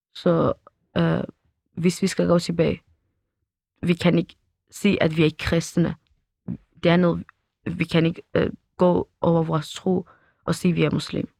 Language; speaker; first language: Danish; early bilingual, other home language; Kurdish